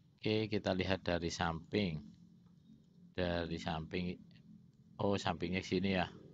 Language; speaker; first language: Indonesian; native; Indonesian